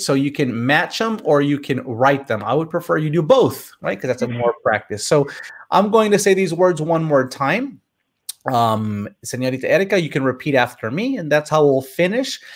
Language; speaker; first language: English; native; English